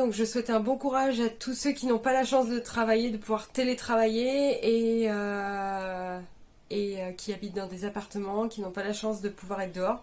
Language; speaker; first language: French; native; French